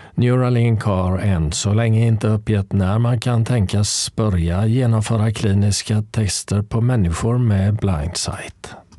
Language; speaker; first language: Swedish; native; Swedish